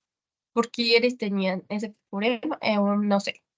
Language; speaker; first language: Portuguese; non-native, learner; Spanish